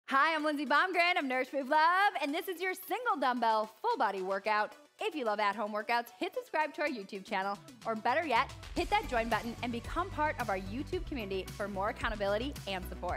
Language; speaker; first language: English; native; English